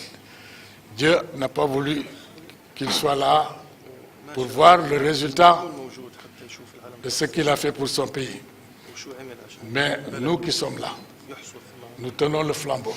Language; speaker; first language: French; non-native, local second language; Wolof